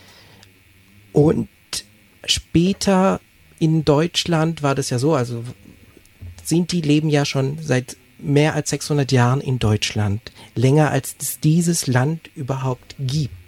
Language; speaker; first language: German; native; German